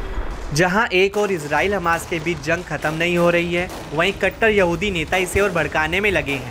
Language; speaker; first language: Hindi; native; Hindi